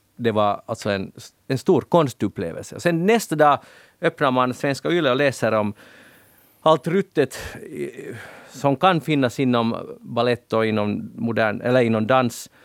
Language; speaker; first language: Swedish; native; Swedish